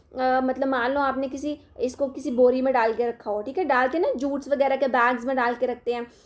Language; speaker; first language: Hindi; non-native, local second language; Dogri